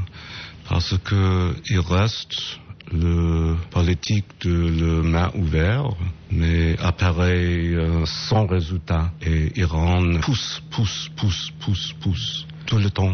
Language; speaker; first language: French; non-native, fluent; English